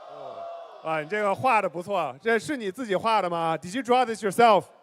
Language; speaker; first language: Chinese; native; Chinese